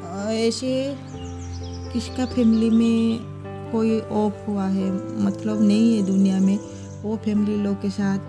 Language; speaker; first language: Hindi; non-native, local second language; Odia